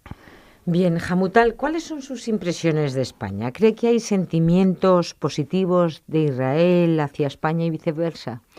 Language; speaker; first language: Spanish; native; Spanish